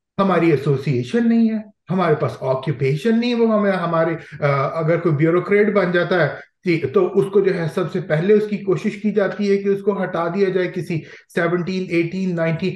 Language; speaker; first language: Urdu; non-native, local second language; Punjabi